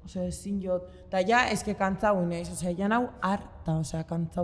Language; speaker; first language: Basque; native; Basque